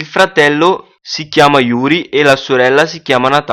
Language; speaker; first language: Italian; non-native, fluent; Punjabi